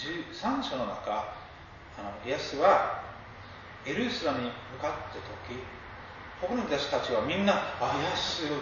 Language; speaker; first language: Japanese; non-native, fluent; English